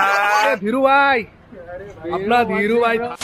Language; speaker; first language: Hindi; non-native, local second language; Assamese